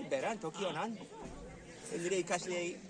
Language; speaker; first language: Basque; non-native, fluent; Korean